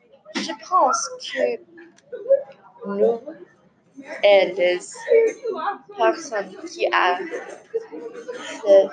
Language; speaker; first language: French; non-native, learner; English